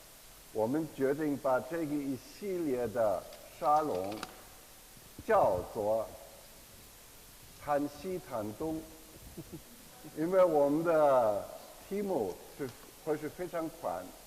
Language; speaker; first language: Chinese; non-native, fluent; German